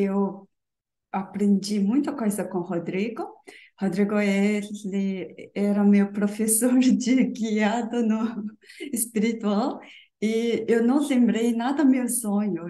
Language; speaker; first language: Portuguese; non-native, learner; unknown